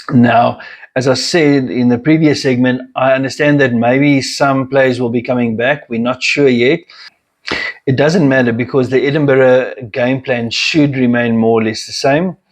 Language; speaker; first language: English; non-native, local second language; Afrikaans